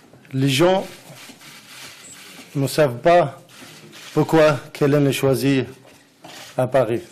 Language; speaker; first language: French; non-native, learner; Arabic